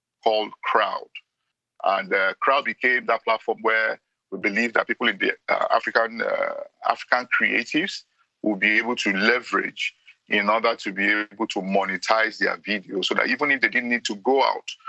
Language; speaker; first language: English; non-native, local second language; Yoruba